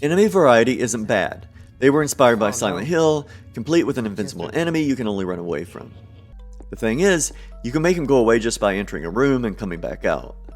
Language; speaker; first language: English; native; English